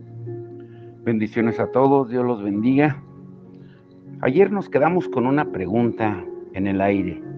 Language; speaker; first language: Spanish; native; Spanish